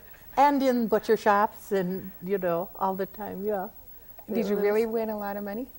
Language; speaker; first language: English; native; English